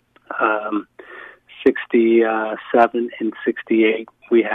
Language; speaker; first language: English; native; English